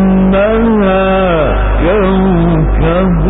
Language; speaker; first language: Arabic; native; Arabic